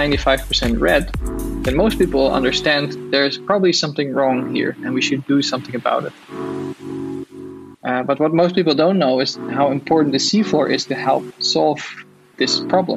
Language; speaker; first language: English; non-native, fluent; Dutch